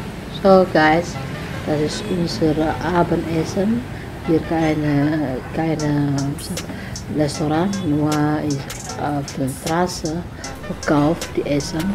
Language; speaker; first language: German; non-native, learner; Indonesian